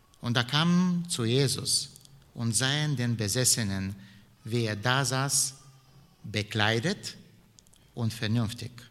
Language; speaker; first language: German; non-native, fluent; Bulgarian